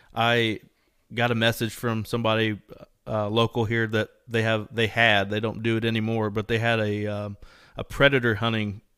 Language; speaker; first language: English; native; English